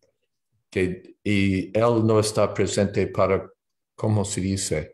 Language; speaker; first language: Spanish; non-native, learner; English